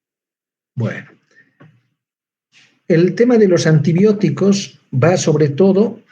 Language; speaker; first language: Spanish; native; Spanish